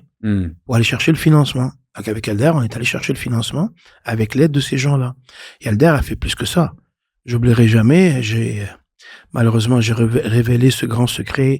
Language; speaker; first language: French; non-native, local second language; Arabic